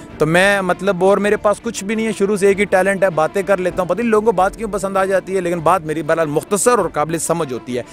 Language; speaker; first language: Urdu; non-native, local second language; Pashto